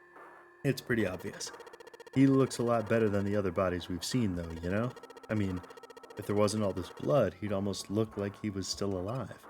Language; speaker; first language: English; native; English